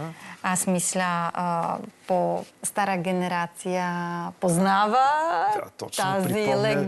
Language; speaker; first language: Bulgarian; non-native, learner; Czech